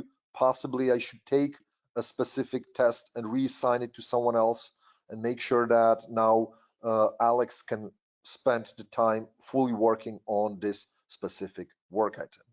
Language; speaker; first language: English; non-native, fluent; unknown